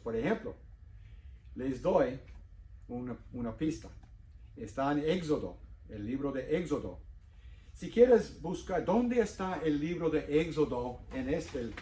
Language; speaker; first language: Spanish; non-native, fluent; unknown